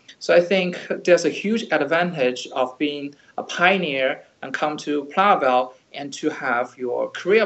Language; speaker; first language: English; non-native, fluent; Chinese